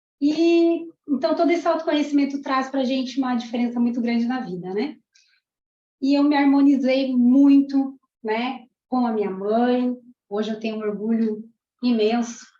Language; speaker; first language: Portuguese; early bilingual, other home language; Spanish